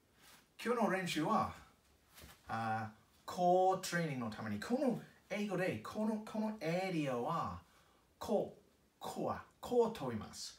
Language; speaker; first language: Japanese; non-native, learner; English